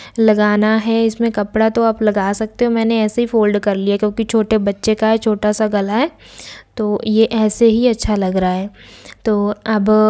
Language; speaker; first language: Hindi; non-native, local second language; Punjabi